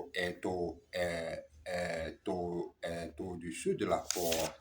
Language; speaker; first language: French; non-native, learner; German